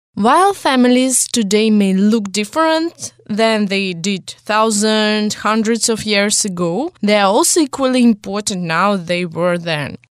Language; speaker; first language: English; non-native, fluent; Russian